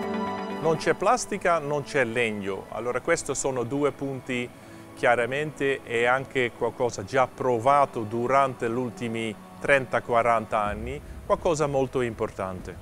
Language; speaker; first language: Italian; non-native, fluent; Dutch